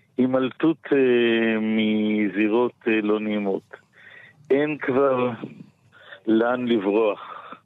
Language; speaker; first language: Hebrew; native; Hebrew